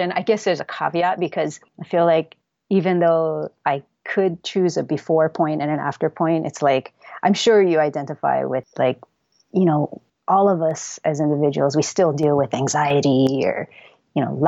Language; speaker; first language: English; native; English